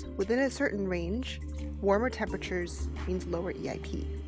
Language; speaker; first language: English; native; English